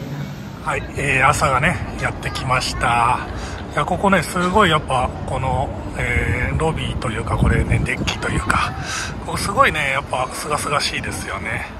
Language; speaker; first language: Japanese; native; Japanese